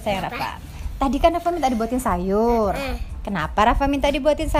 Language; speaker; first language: Indonesian; native; Indonesian